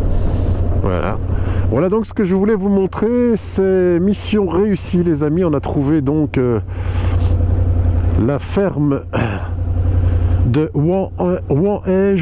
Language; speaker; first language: French; native; French